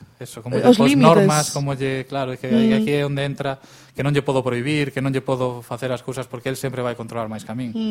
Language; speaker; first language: Galician; native; Galician